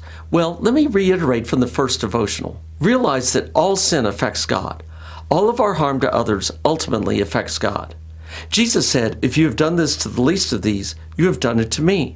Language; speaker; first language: English; native; English